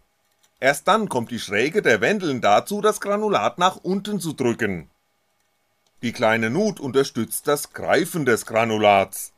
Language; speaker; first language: German; native; German